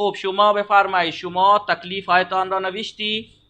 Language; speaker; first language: Persian; non-native, fluent; Urdu